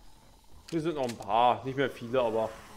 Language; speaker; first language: German; native; German